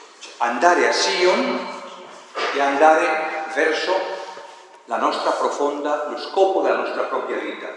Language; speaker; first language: Italian; non-native, fluent; Spanish